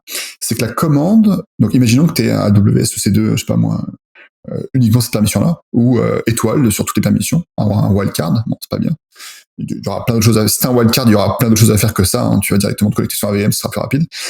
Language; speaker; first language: French; native; French